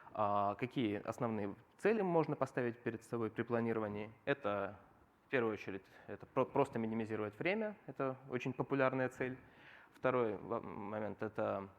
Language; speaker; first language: Russian; native; Russian